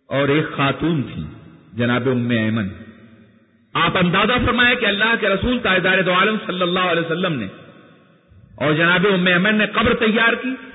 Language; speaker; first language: Urdu; native; Urdu